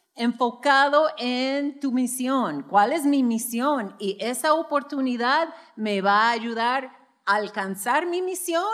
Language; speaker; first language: Spanish; non-native, fluent; English